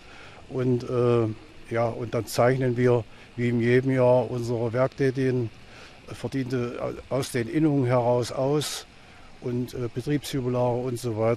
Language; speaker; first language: German; native; German